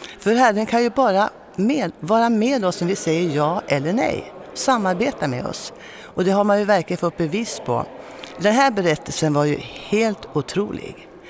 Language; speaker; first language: Swedish; native; Swedish